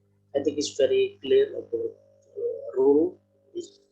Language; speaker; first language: English; non-native, learner; Indonesian